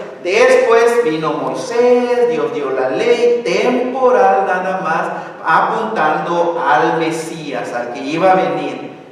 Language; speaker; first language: Spanish; native; Spanish